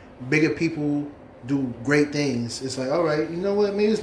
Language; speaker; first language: English; native; English